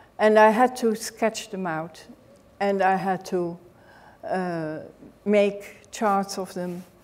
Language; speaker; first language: English; non-native, fluent; Dutch